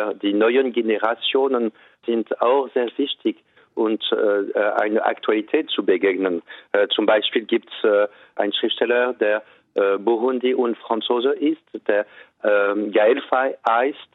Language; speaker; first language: German; non-native, fluent; French